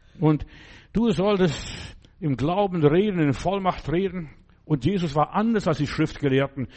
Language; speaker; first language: German; non-native, fluent; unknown